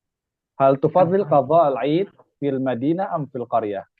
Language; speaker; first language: Arabic; non-native, fluent; Indonesian